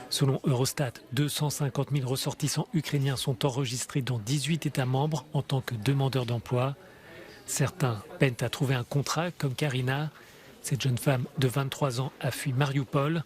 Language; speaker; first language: French; native; French